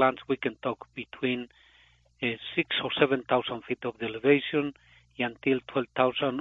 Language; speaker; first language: English; non-native, fluent; Spanish